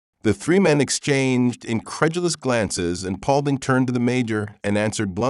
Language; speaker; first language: English; native; English